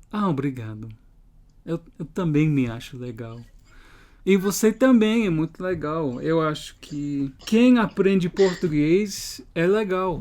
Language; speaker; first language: Portuguese; non-native, fluent; English